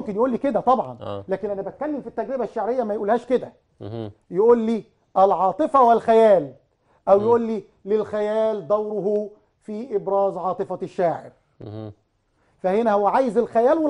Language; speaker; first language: Arabic; native; Arabic